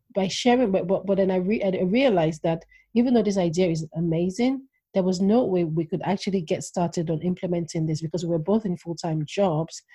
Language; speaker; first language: English; non-native, local second language; Yoruba